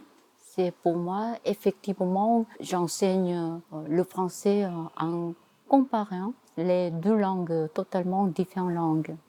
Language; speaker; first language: French; non-native, fluent; Korean